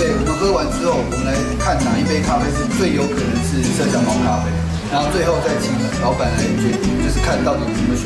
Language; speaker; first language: Chinese; native; Chinese